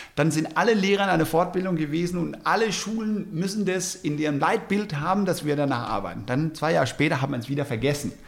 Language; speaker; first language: German; non-native, fluent; Danish